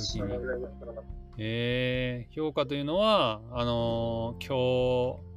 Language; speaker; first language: Japanese; native; Japanese